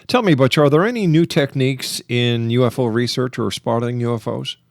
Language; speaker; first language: English; native; English